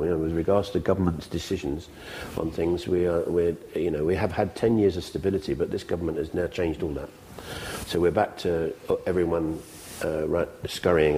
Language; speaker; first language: English; native; English